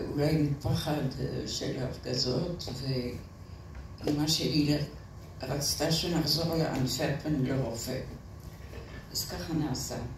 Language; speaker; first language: Hebrew; non-native, fluent; French